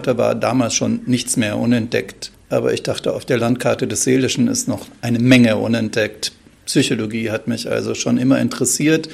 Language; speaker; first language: German; native; German